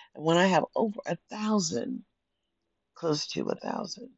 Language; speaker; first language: English; native; English